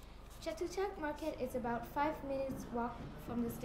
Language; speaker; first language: English; non-native, learner; Vietnamese